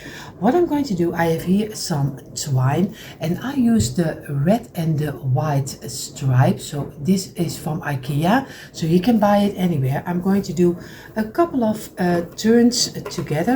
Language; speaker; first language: English; non-native, fluent; Dutch